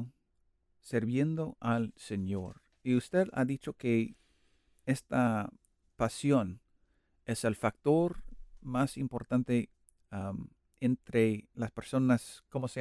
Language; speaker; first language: Spanish; non-native, learner; English